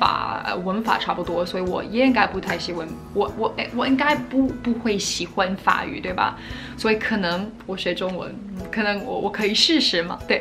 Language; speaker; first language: Chinese; non-native, fluent; English